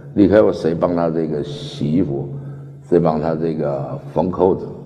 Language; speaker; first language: Chinese; early bilingual, other home language; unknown